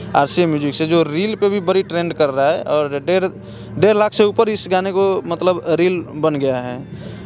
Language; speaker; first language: Hindi; native; Hindi